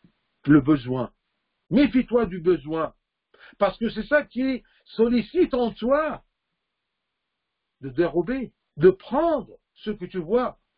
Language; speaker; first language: French; non-native, fluent; Arabic